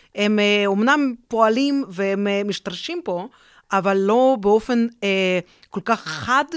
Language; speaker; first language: Hebrew; non-native, fluent; Russian